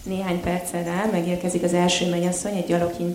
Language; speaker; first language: Hungarian; native; Hungarian